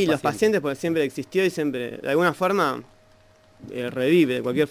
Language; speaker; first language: Spanish; native; Spanish